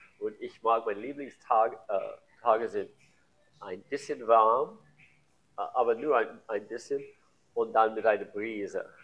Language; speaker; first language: German; non-native, learner; English